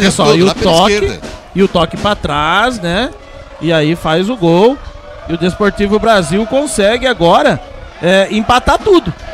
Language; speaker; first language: Portuguese; native; Portuguese